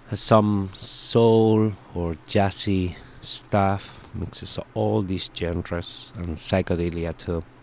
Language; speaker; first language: English; non-native, fluent; Spanish